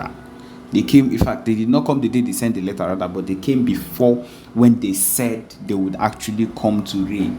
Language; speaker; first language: English; native; English